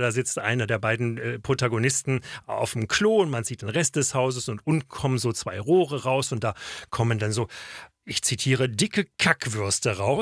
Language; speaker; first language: German; native; German